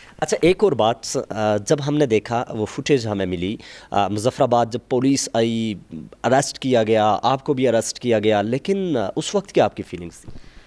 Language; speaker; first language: Urdu; non-native, local second language; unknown